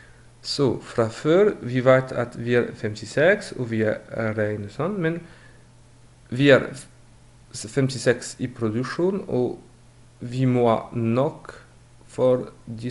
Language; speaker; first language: Norwegian; non-native, fluent; French